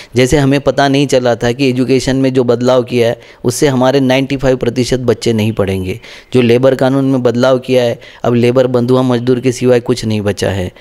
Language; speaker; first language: Hindi; non-native, local second language; Marathi